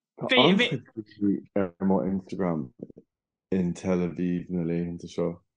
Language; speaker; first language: Irish; non-native, local second language; English